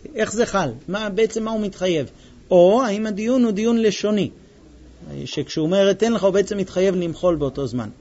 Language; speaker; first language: Hebrew; non-native, fluent; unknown